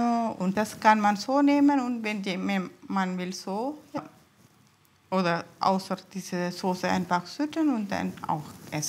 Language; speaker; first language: German; non-native, learner; Tamil